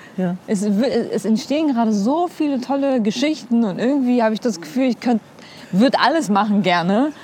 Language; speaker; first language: German; early bilingual, other home language; Kurdish